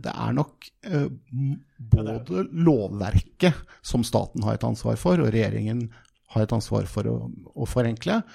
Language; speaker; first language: Norwegian; native; Norwegian